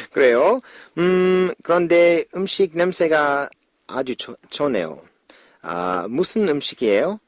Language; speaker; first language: Korean; non-native, learner; English